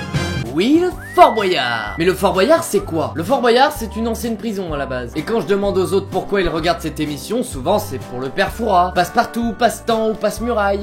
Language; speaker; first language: French; native; French